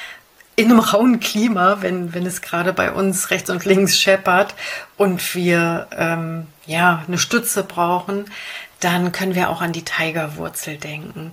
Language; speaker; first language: German; native; German